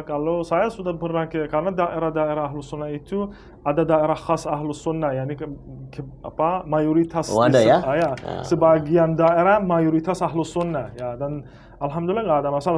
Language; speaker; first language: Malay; non-native, fluent; Persian